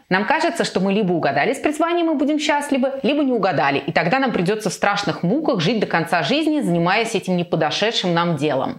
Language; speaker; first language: Russian; native; Russian